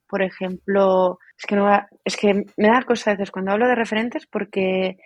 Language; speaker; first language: Spanish; native; Spanish